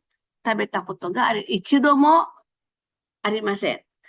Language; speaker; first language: Japanese; non-native, fluent; Filipino